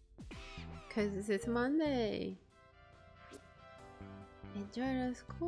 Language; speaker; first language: English; non-native, learner; Japanese